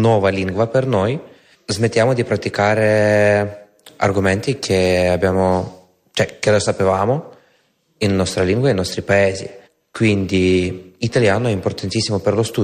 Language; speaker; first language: Italian; non-native, fluent; Ukrainian